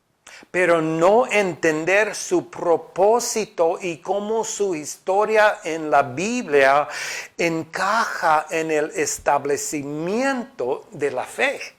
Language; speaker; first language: Spanish; non-native, fluent; English